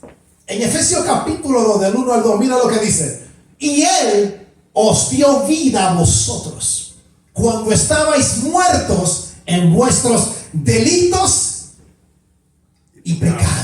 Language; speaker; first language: Spanish; native; Spanish